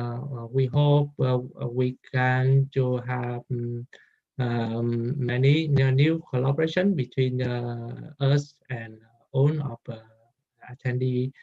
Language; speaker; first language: English; non-native, learner; Vietnamese